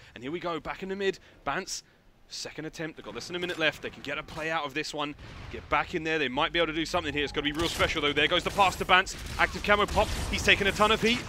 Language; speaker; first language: English; native; English